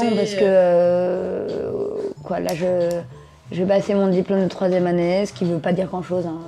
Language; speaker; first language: French; native; French